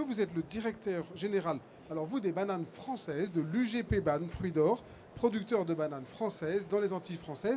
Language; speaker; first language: French; native; French